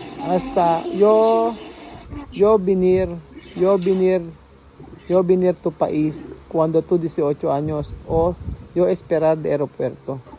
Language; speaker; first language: Spanish; non-native, learner; Filipino